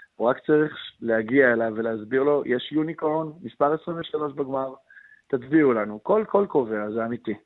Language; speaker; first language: Hebrew; native; Hebrew